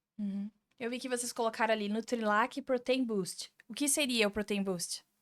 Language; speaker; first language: Portuguese; native; Portuguese